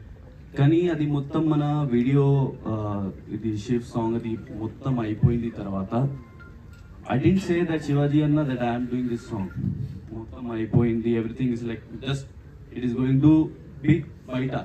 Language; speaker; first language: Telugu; non-native, learner; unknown